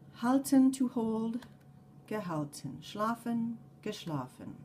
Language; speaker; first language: German; non-native, fluent; English